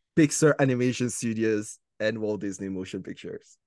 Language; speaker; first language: English; non-native, fluent; Italian